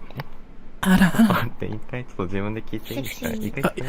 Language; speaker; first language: Japanese; native; Japanese